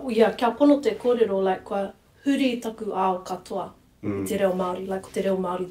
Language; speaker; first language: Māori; non-native, local second language; English